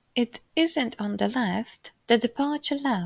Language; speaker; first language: English; non-native, fluent; Polish